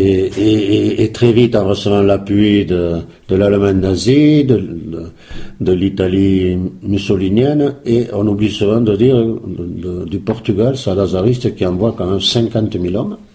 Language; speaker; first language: French; early bilingual, other home language; Spanish